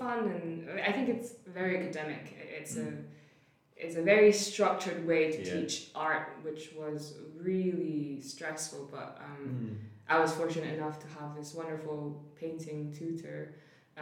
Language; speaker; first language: English; non-native, local second language; Cantonese